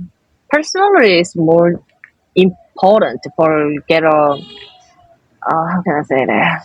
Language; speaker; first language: English; non-native, learner; Korean